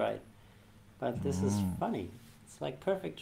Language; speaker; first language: English; non-native, fluent; German